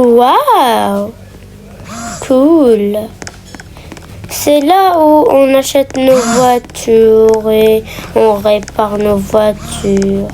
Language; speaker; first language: French; native; French